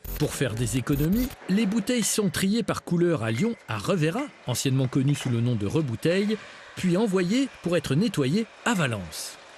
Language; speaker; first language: French; native; French